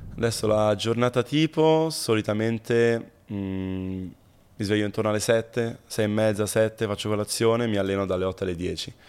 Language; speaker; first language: Italian; native; Italian